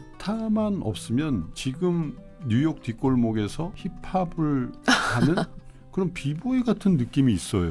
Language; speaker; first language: Korean; native; Korean